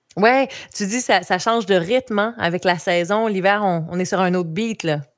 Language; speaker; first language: French; native; French